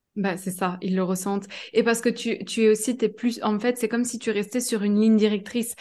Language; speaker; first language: French; native; French